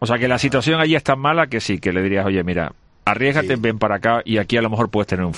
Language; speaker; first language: Spanish; native; Spanish